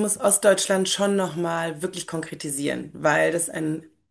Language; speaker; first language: German; early bilingual, other home language; Polish